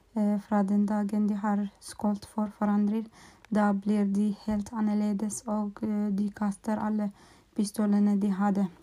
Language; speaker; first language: Swedish; non-native, learner; Norwegian